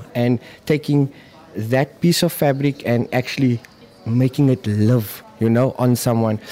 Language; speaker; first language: English; non-native, local second language; Afrikaans